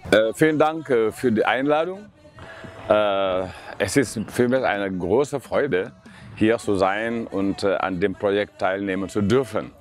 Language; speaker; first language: German; non-native, fluent; Wolof